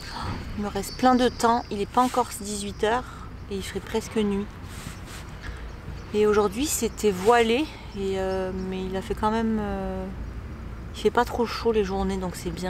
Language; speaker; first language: French; native; French